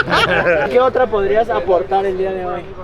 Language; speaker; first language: Spanish; native; Spanish